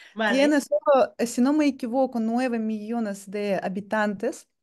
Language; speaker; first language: Spanish; non-native, fluent; Russian